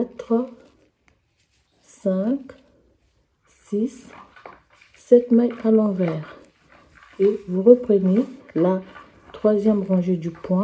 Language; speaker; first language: French; native; French